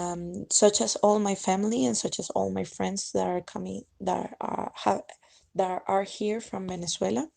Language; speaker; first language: English; non-native, fluent; Spanish